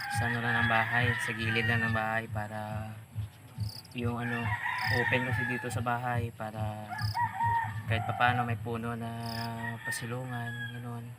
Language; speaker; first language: Filipino; non-native, local second language; Hiligaynon